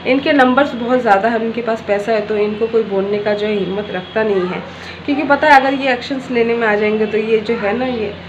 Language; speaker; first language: Hindi; non-native, local second language; Bangla